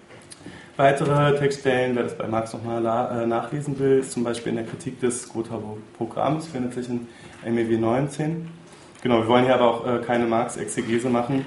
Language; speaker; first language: German; native; German